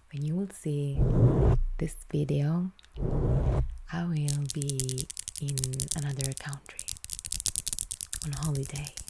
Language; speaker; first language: English; non-native, fluent; Italian